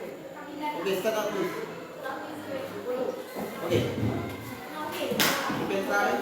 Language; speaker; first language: English; non-native, learner; Indonesian